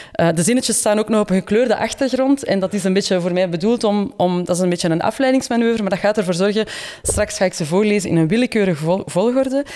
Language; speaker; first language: Dutch; native; Dutch